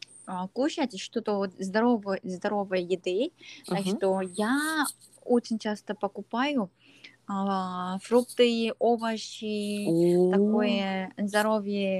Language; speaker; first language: Russian; non-native, learner; Korean